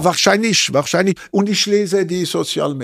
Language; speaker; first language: German; non-native, local second language; French